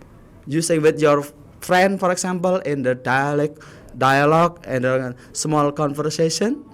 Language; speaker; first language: English; non-native, learner; Indonesian